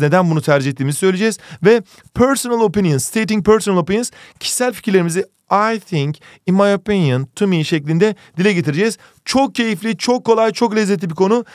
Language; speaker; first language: Turkish; native; Turkish